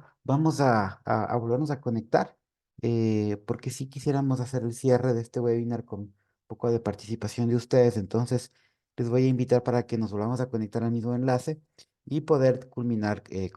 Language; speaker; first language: Spanish; native; Spanish